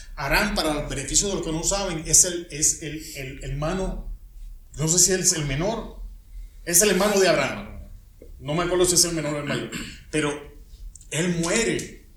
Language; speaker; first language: Spanish; native; Spanish